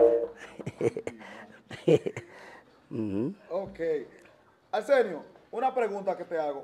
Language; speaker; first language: Spanish; native; Spanish